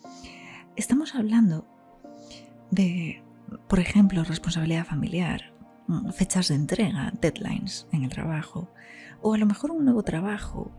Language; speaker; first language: Spanish; native; Spanish